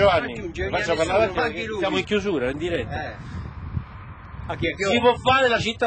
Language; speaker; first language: Italian; native; Italian